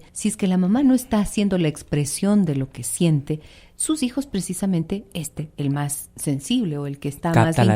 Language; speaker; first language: Spanish; native; Spanish